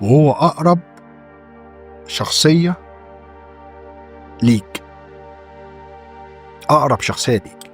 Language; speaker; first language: Arabic; native; Arabic